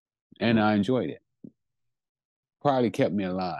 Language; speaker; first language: English; native; English